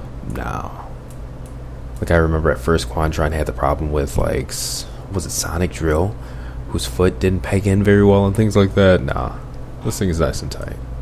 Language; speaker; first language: English; native; English